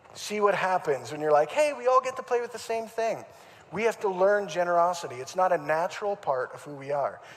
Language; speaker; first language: English; native; English